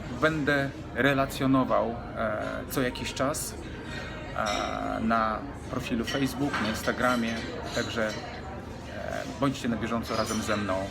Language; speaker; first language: Polish; non-native, fluent; Russian